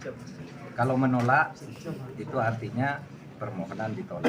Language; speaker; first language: Indonesian; non-native, local second language; Madurese